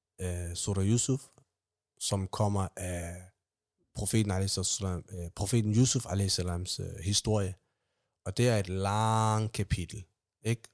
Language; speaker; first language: Danish; early bilingual, other home language; Somali